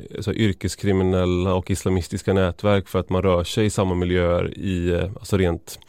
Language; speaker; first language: Swedish; native; Swedish